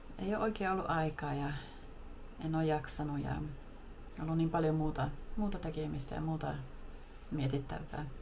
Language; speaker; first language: Finnish; early bilingual, heritage; Finnish